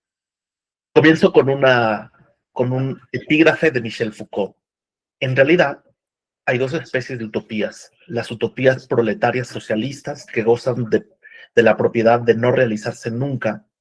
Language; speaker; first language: Spanish; native; Spanish